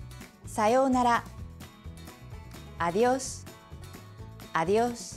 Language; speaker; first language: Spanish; non-native, fluent; Japanese